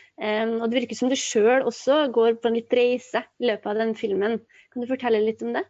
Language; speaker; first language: Norwegian; native; Norwegian